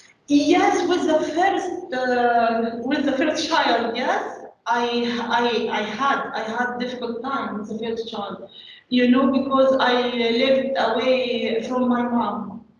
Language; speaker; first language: English; non-native, learner; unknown